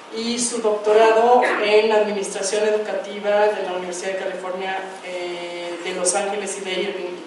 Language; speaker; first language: Spanish; native; Spanish